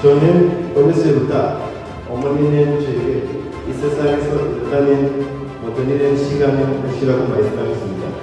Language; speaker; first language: Korean; non-native, learner; Kinyarwanda